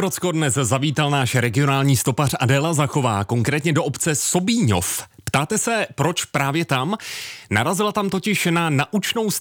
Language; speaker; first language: Czech; native; Czech